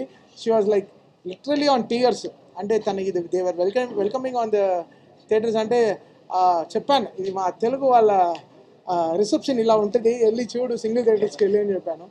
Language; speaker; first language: Telugu; native; Telugu